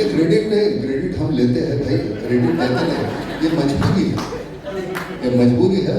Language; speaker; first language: Hindi; non-native, local second language; Marathi